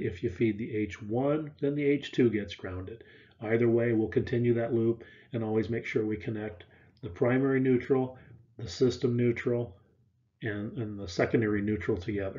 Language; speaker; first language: English; native; English